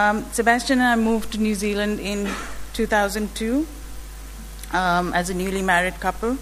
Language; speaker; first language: English; non-native, local second language; Malayalam